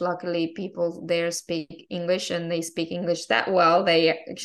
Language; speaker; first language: English; non-native, fluent; Russian